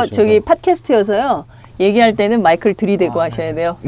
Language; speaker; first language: Korean; native; Korean